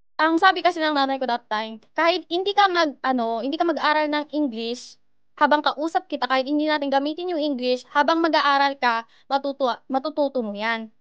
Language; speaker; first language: Filipino; early bilingual, heritage; Korean